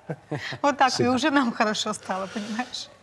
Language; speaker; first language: Russian; native; Russian